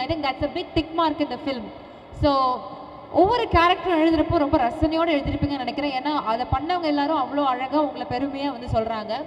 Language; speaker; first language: Tamil; native; Tamil